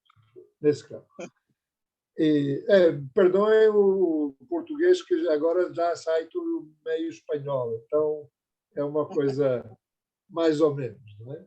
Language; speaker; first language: Portuguese; non-native, fluent; Persian